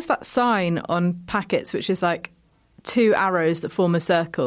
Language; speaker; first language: English; native; English